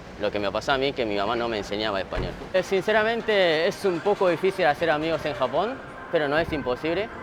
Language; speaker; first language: Spanish; early bilingual, other home language; Japanese